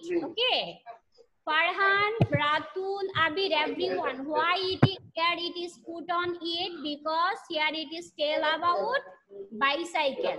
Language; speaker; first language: English; non-native, learner; Bangla